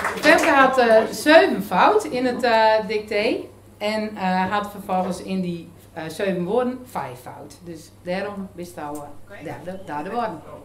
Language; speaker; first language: Dutch; native; Dutch